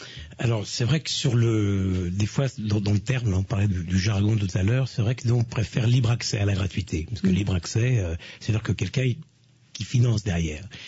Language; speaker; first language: French; native; French